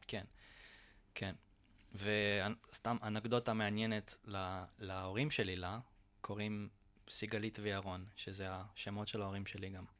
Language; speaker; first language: Hebrew; native; Hebrew